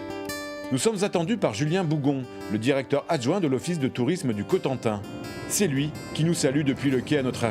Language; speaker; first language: French; native; French